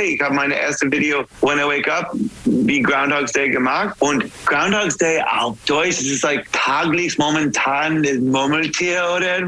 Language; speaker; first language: German; non-native, learner; English